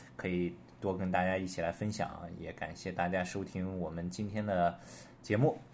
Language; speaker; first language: Chinese; native; Chinese